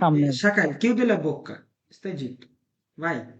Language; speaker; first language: Italian; non-native, fluent; Bangla